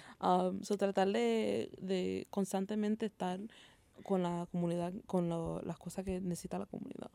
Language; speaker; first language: Spanish; native; Spanish